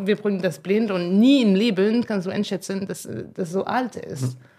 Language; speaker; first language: German; non-native, fluent; French